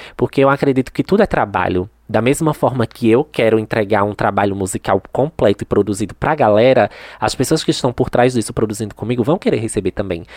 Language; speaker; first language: Portuguese; native; Portuguese